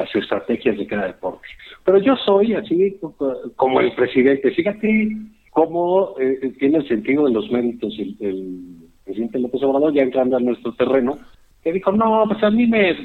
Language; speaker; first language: Spanish; native; Spanish